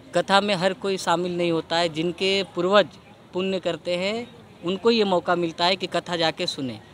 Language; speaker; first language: Hindi; native; Hindi